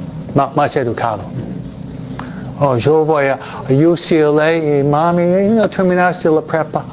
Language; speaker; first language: Spanish; non-native, fluent; English